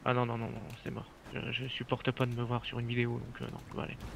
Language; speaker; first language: French; native; French